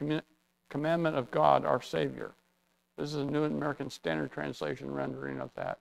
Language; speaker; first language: English; native; English